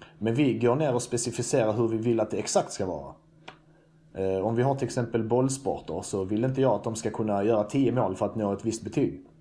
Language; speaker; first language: Swedish; native; Swedish